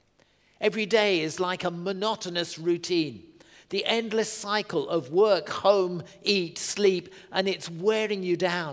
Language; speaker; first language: English; native; English